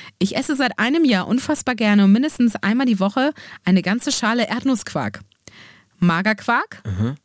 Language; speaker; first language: German; native; German